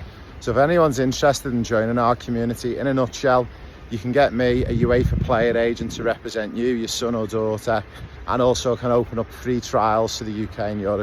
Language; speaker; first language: English; native; English